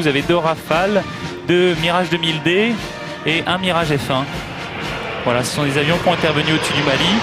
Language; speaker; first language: French; native; French